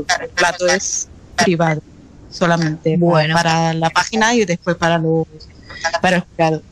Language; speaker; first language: Spanish; native; Spanish